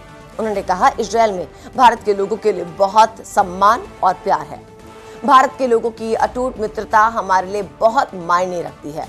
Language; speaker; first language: Hindi; native; Hindi